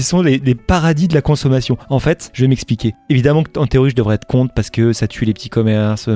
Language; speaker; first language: French; native; French